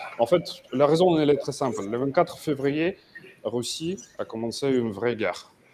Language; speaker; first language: French; non-native, fluent; Russian